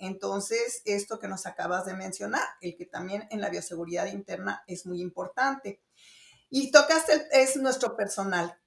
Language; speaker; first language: Spanish; native; Spanish